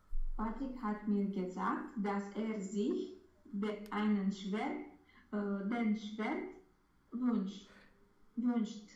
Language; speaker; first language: German; non-native, learner; Romanian